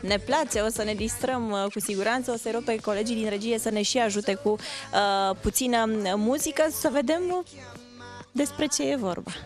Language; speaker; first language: Romanian; native; Romanian